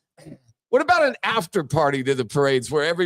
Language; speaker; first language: English; native; English